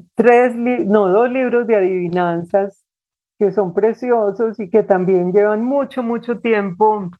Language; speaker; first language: Spanish; native; Spanish